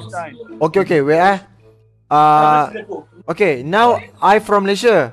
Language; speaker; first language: English; non-native, learner; Malay